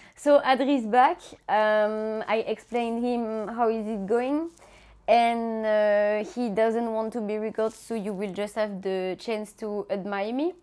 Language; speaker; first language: English; non-native, fluent; French